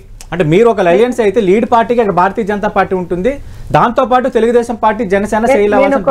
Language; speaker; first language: Telugu; native; Telugu